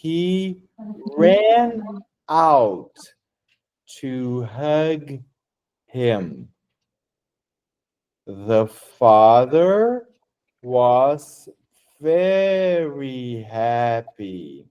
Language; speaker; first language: English; non-native, fluent; Portuguese